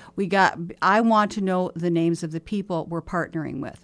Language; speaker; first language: English; native; English